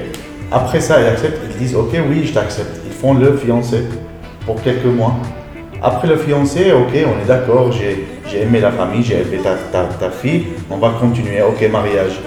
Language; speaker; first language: French; non-native, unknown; Arabic